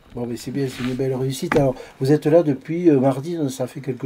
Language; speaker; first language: French; native; French